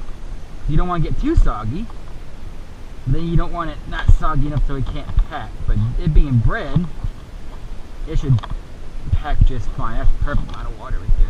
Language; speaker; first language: English; native; English